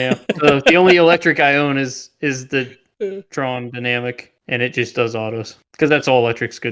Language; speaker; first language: English; native; English